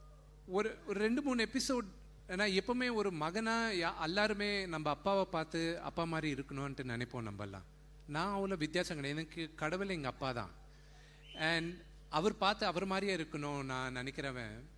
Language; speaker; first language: Tamil; non-native, fluent; Telugu